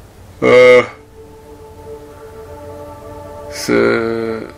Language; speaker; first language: French; non-native, fluent; Japanese